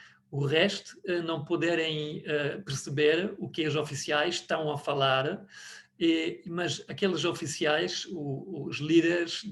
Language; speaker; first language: Portuguese; non-native, fluent; German